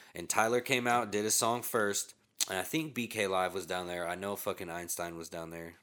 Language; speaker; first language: English; native; English